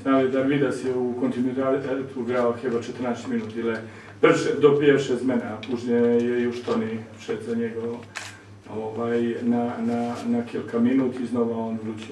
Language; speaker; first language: Polish; non-native, learner; Serbian